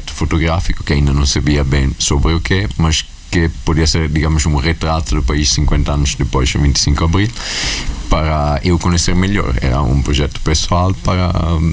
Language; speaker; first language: Portuguese; non-native, fluent; Italian